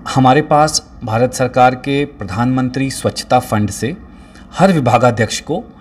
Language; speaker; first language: Hindi; native; Hindi